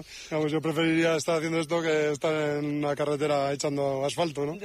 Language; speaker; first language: Spanish; native; Spanish